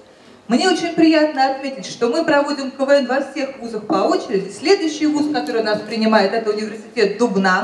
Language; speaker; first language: Russian; native; Russian